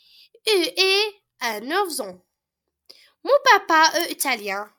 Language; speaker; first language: French; non-native, learner; Arabic